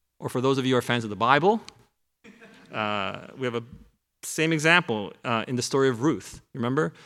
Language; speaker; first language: English; early bilingual, other home language; Korean